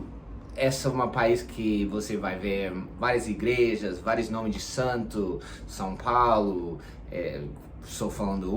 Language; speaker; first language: Portuguese; non-native, fluent; English